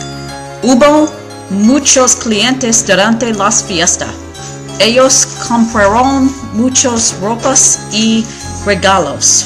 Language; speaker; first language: Spanish; non-native, learner; English